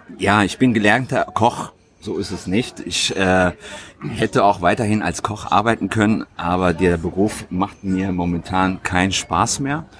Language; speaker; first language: German; early bilingual, other home language; Tigrinya